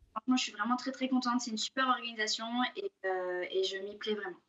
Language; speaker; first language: French; native; French